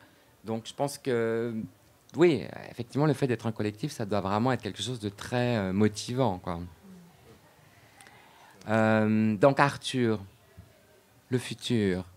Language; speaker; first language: French; native; French